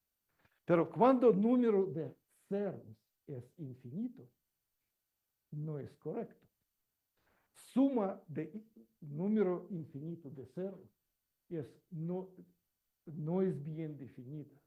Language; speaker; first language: Spanish; non-native, learner; Russian